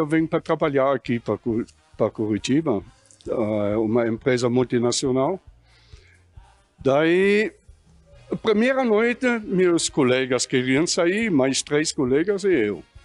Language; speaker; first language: Portuguese; non-native, fluent; German